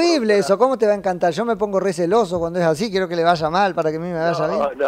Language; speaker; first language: Spanish; native; Spanish